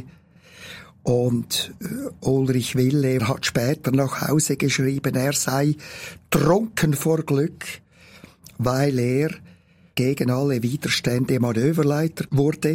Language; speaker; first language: German; native; German